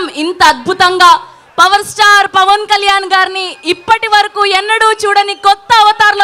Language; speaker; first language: Telugu; native; Telugu